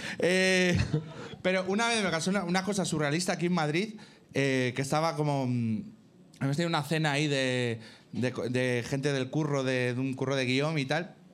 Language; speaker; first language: Spanish; native; Spanish